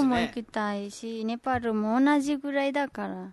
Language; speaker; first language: Japanese; non-native, learner; Nepali